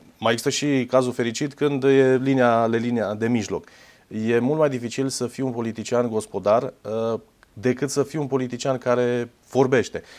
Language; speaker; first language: Romanian; native; Romanian